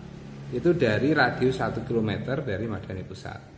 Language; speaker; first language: Indonesian; native; Indonesian